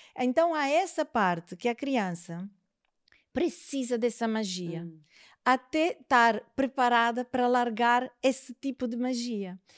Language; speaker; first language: Portuguese; native; Portuguese